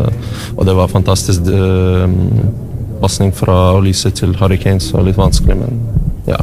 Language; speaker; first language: Norwegian; non-native, learner; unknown